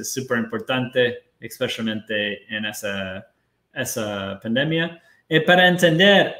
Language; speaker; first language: Spanish; non-native, fluent; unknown